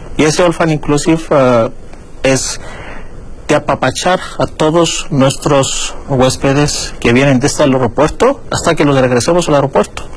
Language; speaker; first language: Spanish; non-native, fluent; Greek